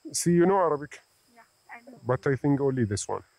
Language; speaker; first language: English; non-native, fluent; Arabic